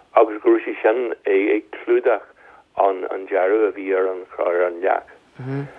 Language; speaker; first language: Irish; native; Irish